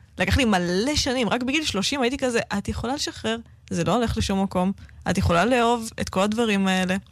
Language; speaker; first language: Hebrew; native; Hebrew